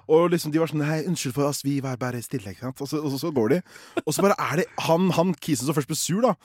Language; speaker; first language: Norwegian; early bilingual, other home language; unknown